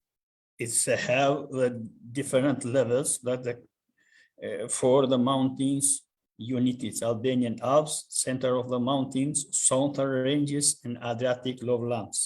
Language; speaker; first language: English; non-native, learner; Albanian